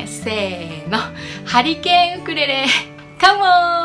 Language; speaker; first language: Japanese; native; Japanese